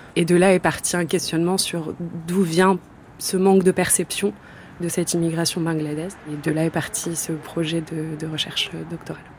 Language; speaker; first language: French; native; French